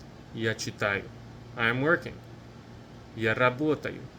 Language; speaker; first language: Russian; non-native, fluent; English